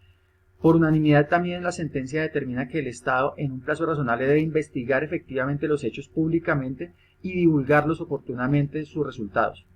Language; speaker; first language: Spanish; native; Spanish